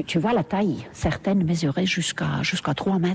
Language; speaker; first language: French; non-native, fluent; Estonian